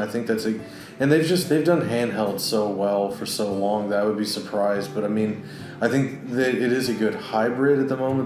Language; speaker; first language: English; native; English